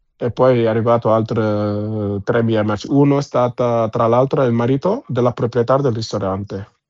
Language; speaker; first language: Italian; non-native, fluent; Wolof